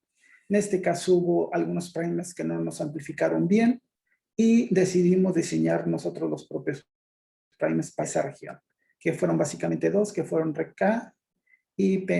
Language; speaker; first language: Spanish; native; Spanish